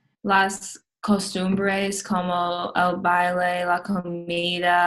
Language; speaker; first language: Spanish; non-native, learner; English